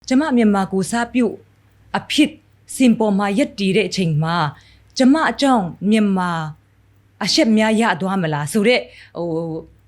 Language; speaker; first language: Burmese; non-native, local second language; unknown